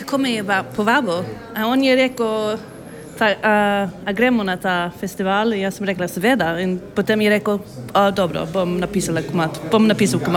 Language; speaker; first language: Slovenian; non-native, learner; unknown